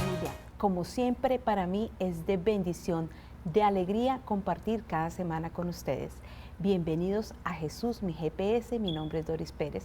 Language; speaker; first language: Spanish; native; Spanish